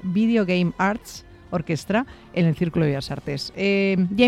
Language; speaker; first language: Spanish; native; Spanish